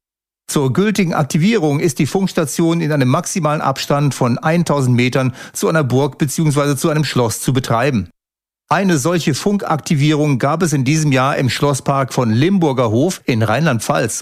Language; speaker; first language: German; native; German